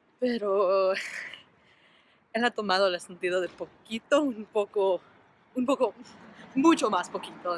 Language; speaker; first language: Spanish; non-native, learner; English